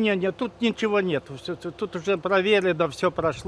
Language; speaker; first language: Russian; native; Russian